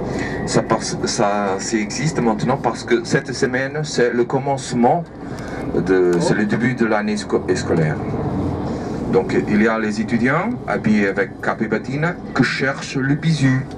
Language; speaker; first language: French; non-native, fluent; Portuguese